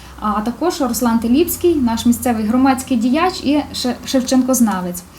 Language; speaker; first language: Ukrainian; native; Ukrainian